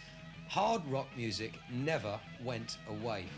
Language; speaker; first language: English; native; English